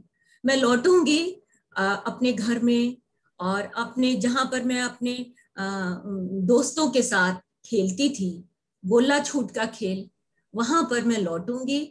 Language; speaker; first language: Hindi; native; Hindi